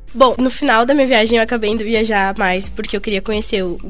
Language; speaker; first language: Portuguese; native; Portuguese